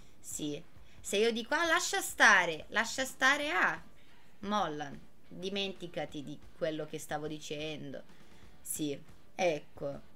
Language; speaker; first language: Italian; non-native, fluent; Portuguese